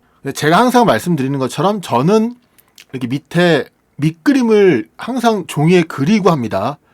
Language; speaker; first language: Korean; native; Korean